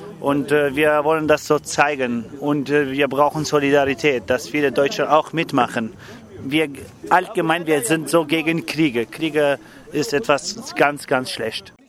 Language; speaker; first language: German; non-native, learner; Kurdish